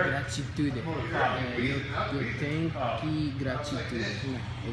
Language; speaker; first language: Portuguese; non-native, learner; English